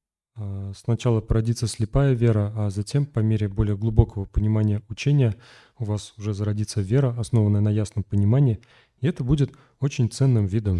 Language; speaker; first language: Russian; native; Russian